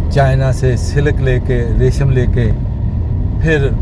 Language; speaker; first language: Urdu; non-native, local second language; Punjabi